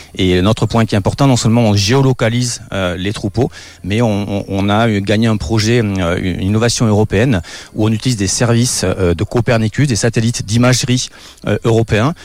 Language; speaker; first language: French; native; French